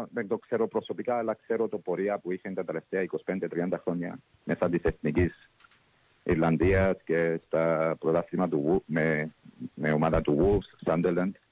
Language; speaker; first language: Greek; early bilingual, heritage; English